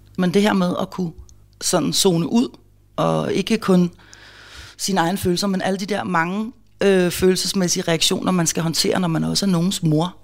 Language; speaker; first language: Danish; native; Danish